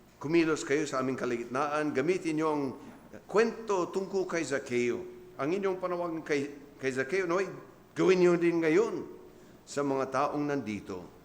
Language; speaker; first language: Filipino; non-native, fluent; English